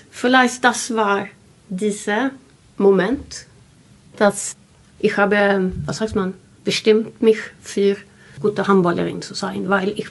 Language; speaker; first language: German; non-native, learner; Swedish